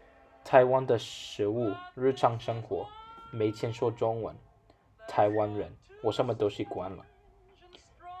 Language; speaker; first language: Chinese; non-native, learner; English